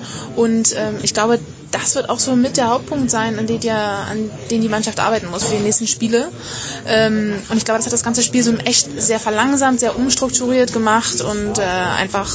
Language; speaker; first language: German; native; German